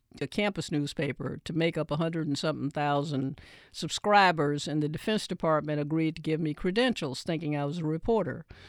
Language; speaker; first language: English; native; English